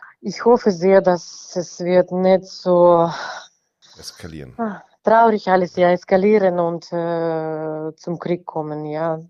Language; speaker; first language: German; non-native, fluent; Ukrainian